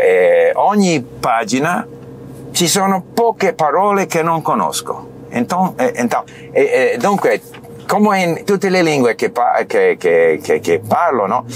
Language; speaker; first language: Italian; non-native, learner; English